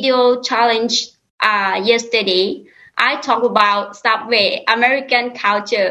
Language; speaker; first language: English; non-native, learner; Lao